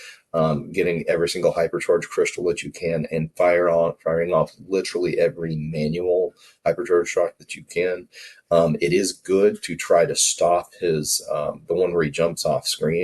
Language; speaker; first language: English; native; English